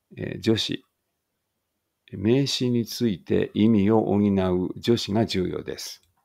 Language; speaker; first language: Japanese; native; Japanese